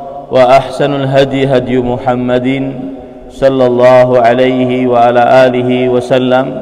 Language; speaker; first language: Arabic; non-native, fluent; Indonesian